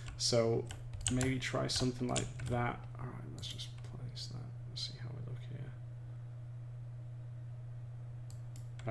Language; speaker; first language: English; native; English